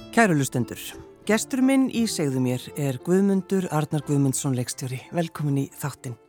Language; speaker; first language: Icelandic; native; Icelandic